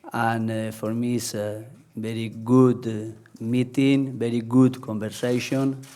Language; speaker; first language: English; non-native, learner; Spanish